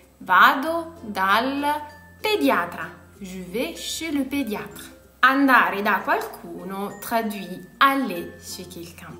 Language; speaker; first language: French; non-native, fluent; Italian